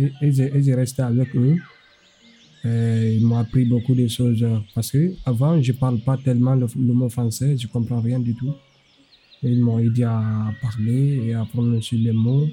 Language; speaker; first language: French; non-native, learner; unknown